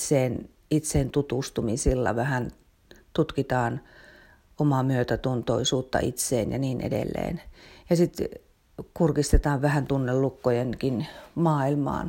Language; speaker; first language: Finnish; native; Finnish